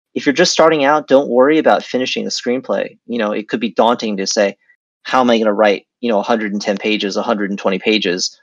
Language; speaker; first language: English; native; English